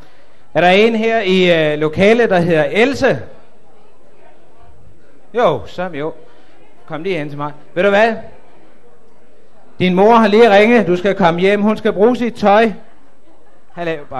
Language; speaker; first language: Danish; native; Danish